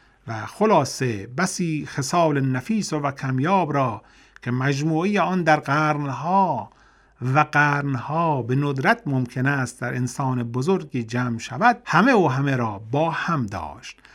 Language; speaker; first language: Persian; native; Persian